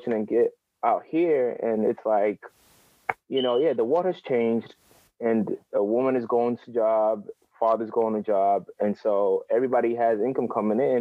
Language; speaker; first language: English; non-native, local second language; Akan